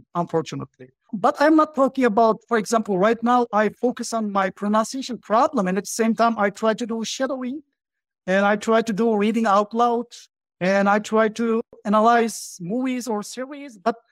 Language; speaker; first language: English; non-native, fluent; Turkish